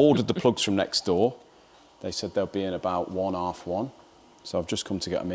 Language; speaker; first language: English; native; English